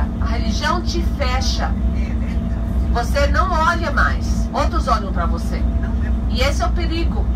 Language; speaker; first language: Portuguese; non-native, fluent; Hebrew